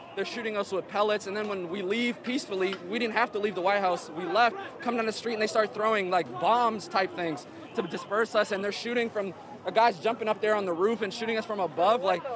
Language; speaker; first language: English; native; English